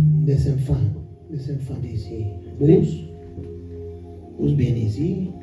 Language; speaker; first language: French; non-native, learner; Spanish